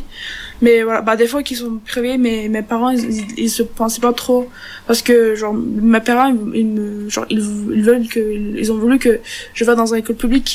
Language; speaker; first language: French; non-native, learner; Turkish